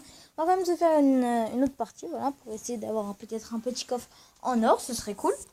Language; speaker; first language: French; native; French